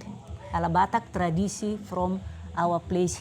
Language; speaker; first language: English; non-native, learner; Batak Toba